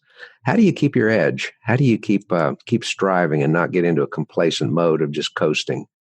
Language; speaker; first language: English; native; English